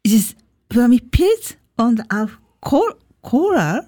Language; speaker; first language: German; non-native, learner; Japanese